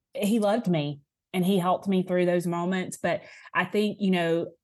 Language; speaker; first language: English; native; English